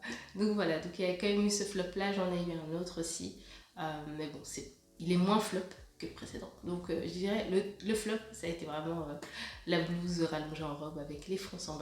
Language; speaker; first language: French; native; French